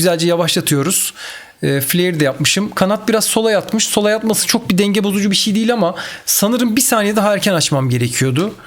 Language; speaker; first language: Turkish; native; Turkish